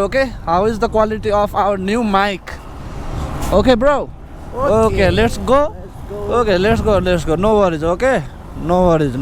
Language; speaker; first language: English; non-native, learner; Nepali